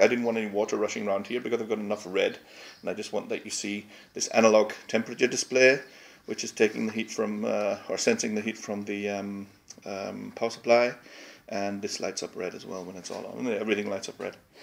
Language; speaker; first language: English; native; English